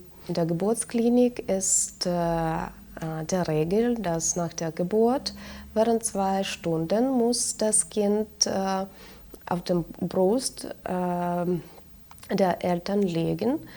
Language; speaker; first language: German; non-native, fluent; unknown